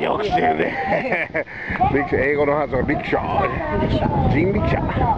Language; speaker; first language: Japanese; non-native, fluent; English